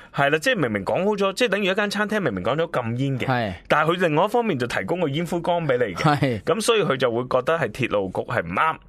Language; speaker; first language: Cantonese; native; Cantonese